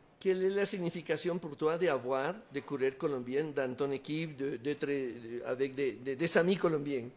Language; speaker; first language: French; non-native, learner; Spanish